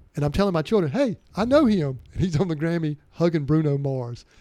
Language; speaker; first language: English; native; English